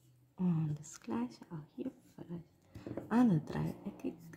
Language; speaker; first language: German; non-native, learner; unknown